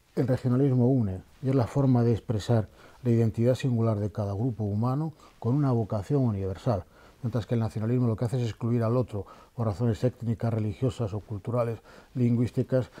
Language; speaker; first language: Spanish; native; Spanish